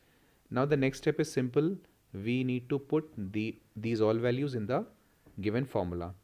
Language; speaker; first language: English; non-native, local second language; Hindi